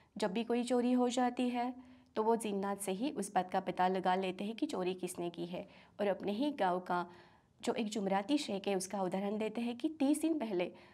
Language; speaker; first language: Hindi; non-native, local second language; Marathi